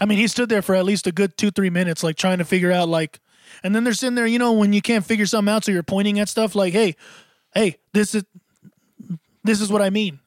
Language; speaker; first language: English; native; English